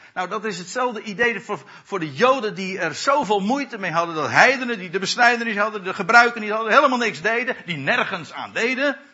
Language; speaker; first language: Dutch; native; Dutch